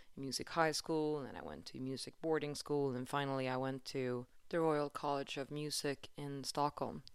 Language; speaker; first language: English; non-native, fluent; Swedish